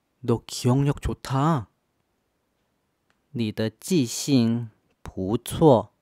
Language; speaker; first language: Chinese; non-native, fluent; Korean